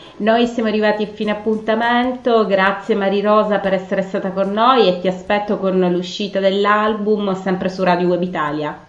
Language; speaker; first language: Italian; native; Italian